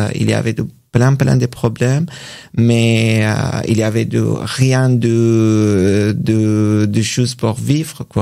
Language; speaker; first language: French; non-native, learner; Persian